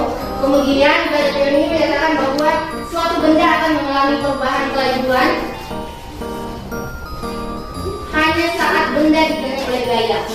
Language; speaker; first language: Indonesian; native; Indonesian